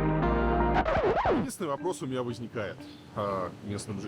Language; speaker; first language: Russian; native; Russian